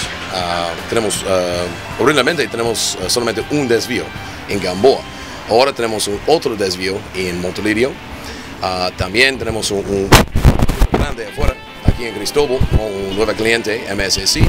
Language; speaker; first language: Spanish; non-native, learner; English